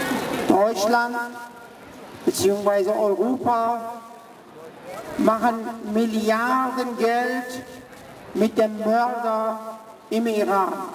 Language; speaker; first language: German; early bilingual, other home language; Persian